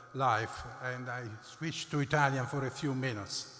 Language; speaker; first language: English; non-native, fluent; Italian